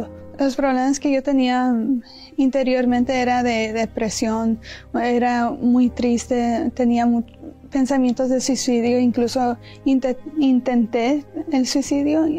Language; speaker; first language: Spanish; early bilingual, heritage; Spanish